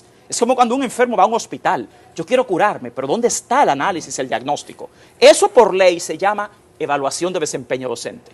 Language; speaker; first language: Spanish; native; Spanish